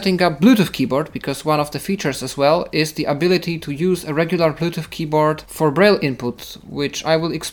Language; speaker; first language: English; non-native, fluent; Polish